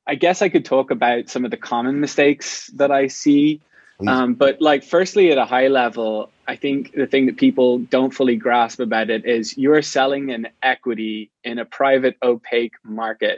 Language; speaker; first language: English; native; English